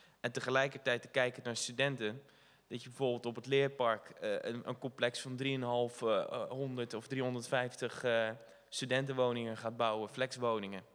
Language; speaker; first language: Dutch; native; Dutch